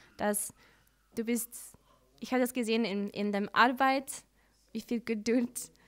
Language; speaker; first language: German; non-native, learner; Dutch